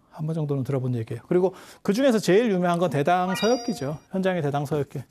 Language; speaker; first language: Korean; native; Korean